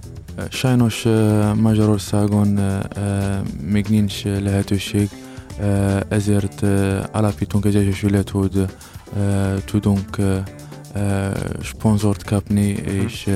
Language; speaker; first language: Hungarian; non-native, learner; Arabic